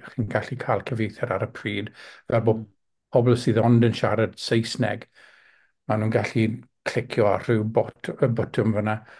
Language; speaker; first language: Welsh; non-native, local second language; English